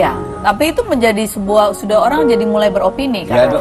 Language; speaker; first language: Indonesian; native; Indonesian